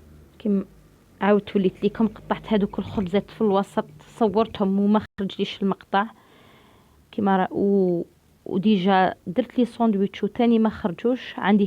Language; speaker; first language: Arabic; native; Arabic